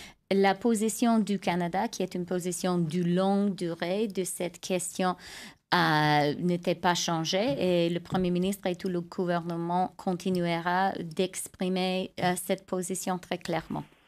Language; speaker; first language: French; non-native, fluent; English